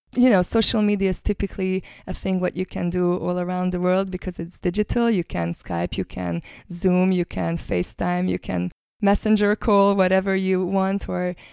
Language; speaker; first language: English; non-native, fluent; Hungarian